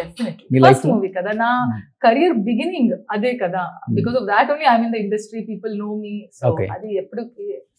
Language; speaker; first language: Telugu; non-native, learner; Tulu